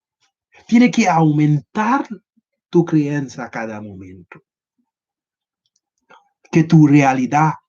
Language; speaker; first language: Spanish; non-native, learner; Haitian Creole